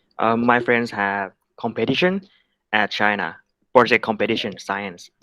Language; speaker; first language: English; non-native, learner; Thai